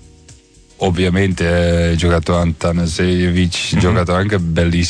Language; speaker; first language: Italian; non-native, learner; Dutch